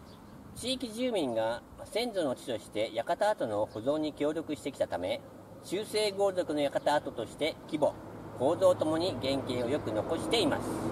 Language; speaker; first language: Japanese; native; Japanese